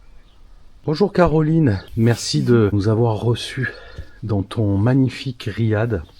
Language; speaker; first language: French; native; French